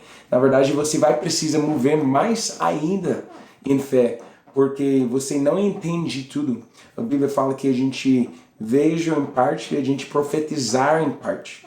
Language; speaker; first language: Portuguese; non-native, learner; English